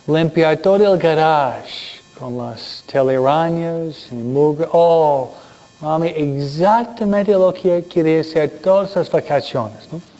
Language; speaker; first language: Spanish; non-native, fluent; English